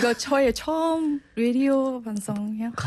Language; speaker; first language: Korean; non-native, learner; Burmese